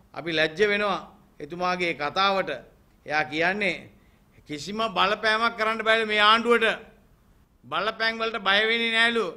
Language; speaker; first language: Sinhala; non-native, local second language; Tamil